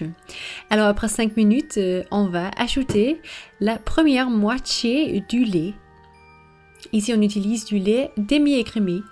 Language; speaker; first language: French; non-native, fluent; Danish